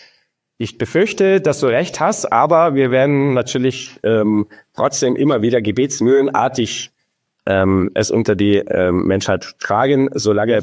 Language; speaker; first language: German; native; German